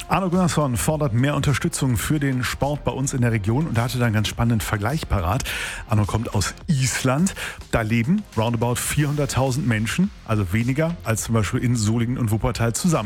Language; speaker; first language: German; native; German